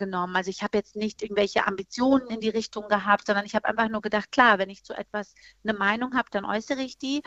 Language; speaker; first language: German; early bilingual, other home language; Persian